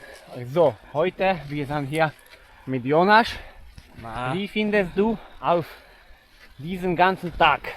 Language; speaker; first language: German; non-native, learner; Slovak